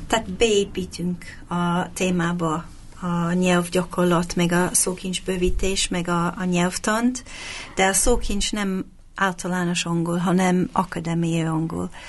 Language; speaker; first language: Hungarian; non-native, fluent; English